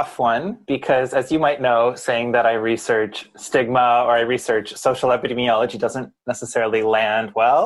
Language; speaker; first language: English; native; English